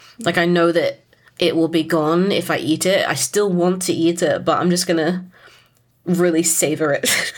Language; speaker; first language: English; native; English